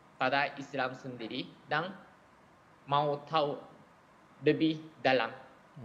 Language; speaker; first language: Indonesian; non-native, learner; Japanese